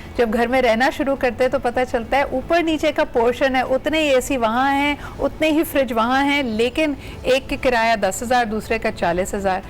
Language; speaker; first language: Urdu; native; Urdu